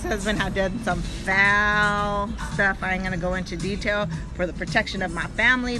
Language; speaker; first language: English; native; English